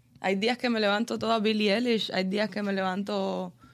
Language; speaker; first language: Spanish; early bilingual, heritage; Spanish